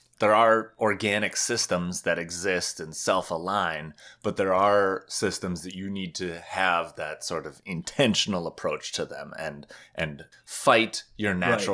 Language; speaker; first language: English; native; English